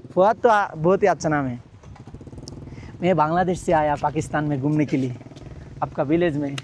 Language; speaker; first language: Hindi; non-native, learner; Bangla